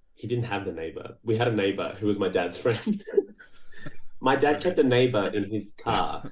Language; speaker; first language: English; early bilingual, other home language; Portuguese